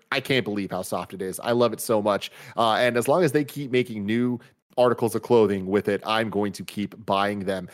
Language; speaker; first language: English; native; English